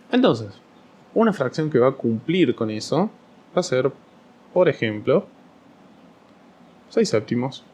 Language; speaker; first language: Spanish; native; Spanish